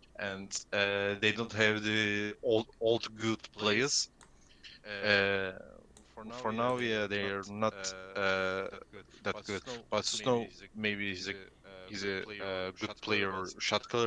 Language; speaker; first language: English; non-native, learner; Turkish